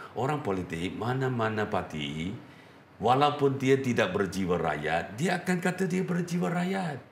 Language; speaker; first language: Malay; non-native, local second language; Chinese